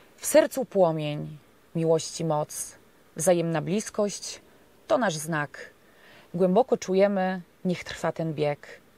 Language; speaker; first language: Polish; native; Polish